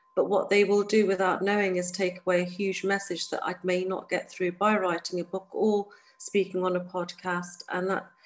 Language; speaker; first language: English; native; English